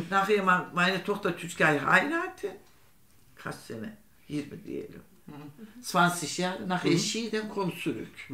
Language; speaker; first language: German; non-native, learner; Turkish